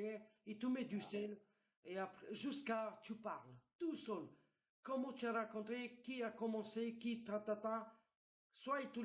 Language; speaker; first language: French; non-native, fluent; Romanian